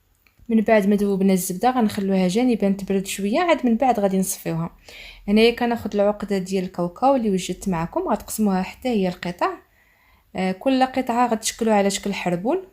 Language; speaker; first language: Arabic; native; Arabic